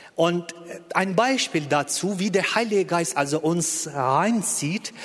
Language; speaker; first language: German; non-native, fluent; Persian